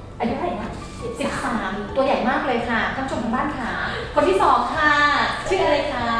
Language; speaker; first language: Thai; native; Thai